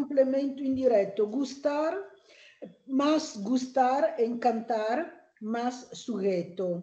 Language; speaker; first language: Spanish; non-native, learner; Italian